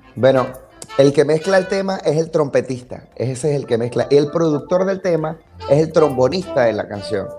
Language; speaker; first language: Spanish; native; Spanish